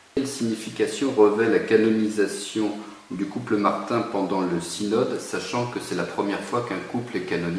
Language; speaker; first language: French; native; French